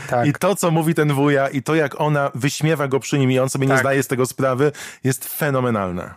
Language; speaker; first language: Polish; native; Polish